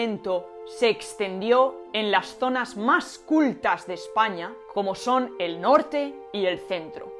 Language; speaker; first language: Spanish; native; Spanish